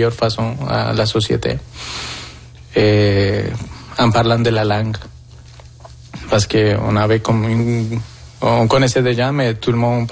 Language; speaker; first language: French; non-native, fluent; Spanish